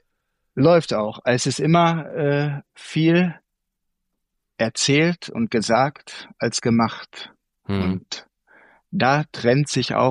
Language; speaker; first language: German; native; German